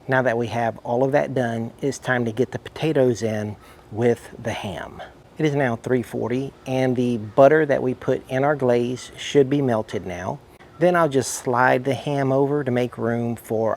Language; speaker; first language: English; native; English